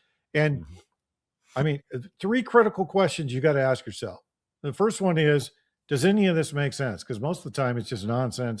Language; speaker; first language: English; native; English